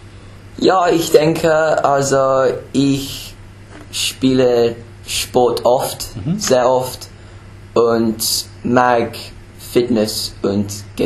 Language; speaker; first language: German; non-native, learner; English